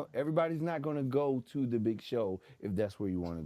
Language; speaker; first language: English; native; English